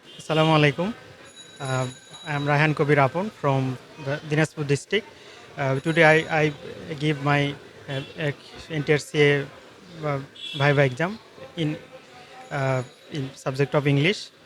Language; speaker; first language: English; non-native, learner; Bangla